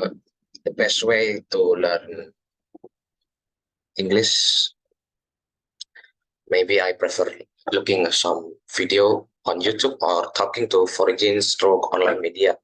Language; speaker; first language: English; non-native, learner; Indonesian